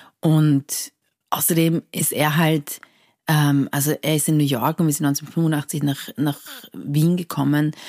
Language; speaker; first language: German; early bilingual, other home language; Persian